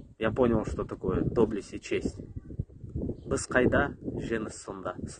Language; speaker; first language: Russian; native; Russian